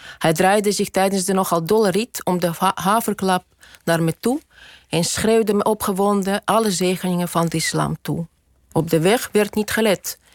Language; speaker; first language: Dutch; non-native, fluent; Russian